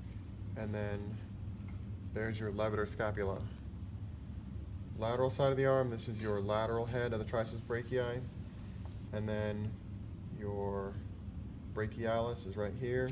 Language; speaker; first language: English; native; English